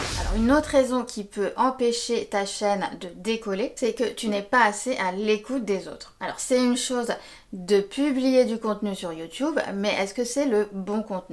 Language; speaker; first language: French; native; French